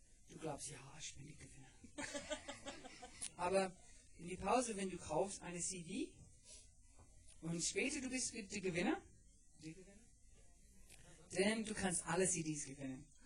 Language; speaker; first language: German; non-native, learner; English